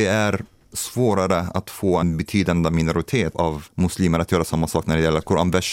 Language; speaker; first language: Swedish; non-native, fluent; Arabic